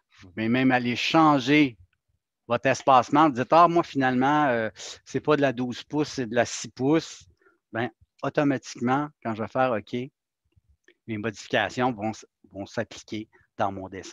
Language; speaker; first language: French; native; French